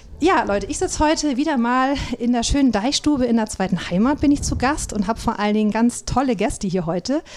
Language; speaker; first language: German; native; German